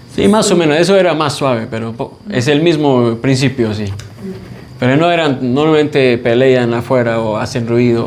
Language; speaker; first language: Spanish; non-native, fluent; English